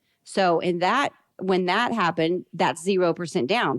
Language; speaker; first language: English; native; English